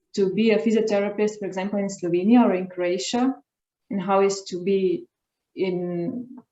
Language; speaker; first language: English; non-native, fluent; Slovenian